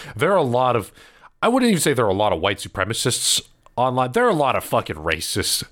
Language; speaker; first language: English; early bilingual, other home language; Filipino